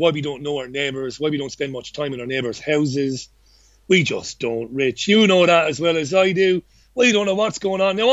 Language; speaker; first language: English; native; English